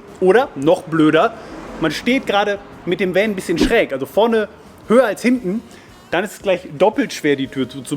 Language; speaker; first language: German; native; German